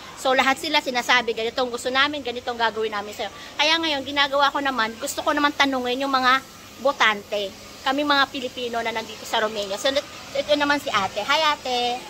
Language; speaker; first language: Filipino; native; Filipino